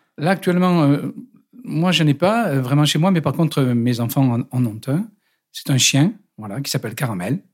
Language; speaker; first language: French; native; French